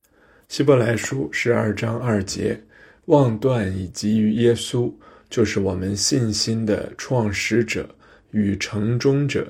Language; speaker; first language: Chinese; native; Chinese